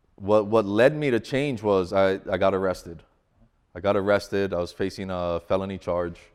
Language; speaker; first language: English; native; English